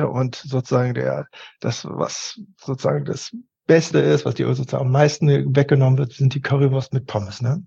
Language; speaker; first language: German; native; German